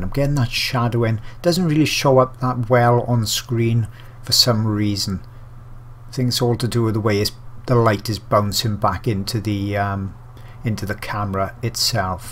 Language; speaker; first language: English; native; English